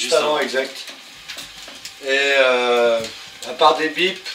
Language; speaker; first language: French; native; French